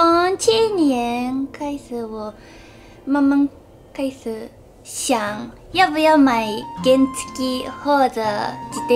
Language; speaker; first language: Chinese; non-native, fluent; Japanese